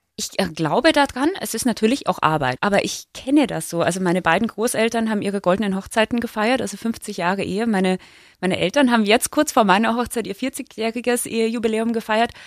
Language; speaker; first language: German; native; German